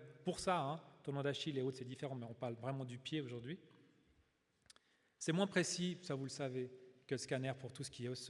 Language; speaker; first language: French; native; French